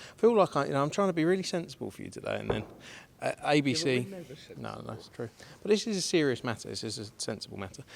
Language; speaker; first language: English; native; English